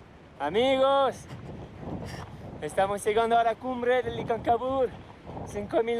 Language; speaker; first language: Spanish; non-native, learner; French